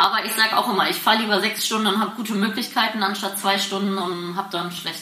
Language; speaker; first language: German; native; German